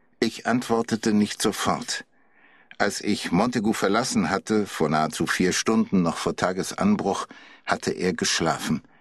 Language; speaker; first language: German; native; German